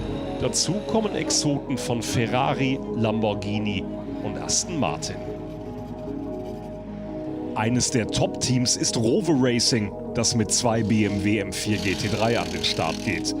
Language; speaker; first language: German; native; German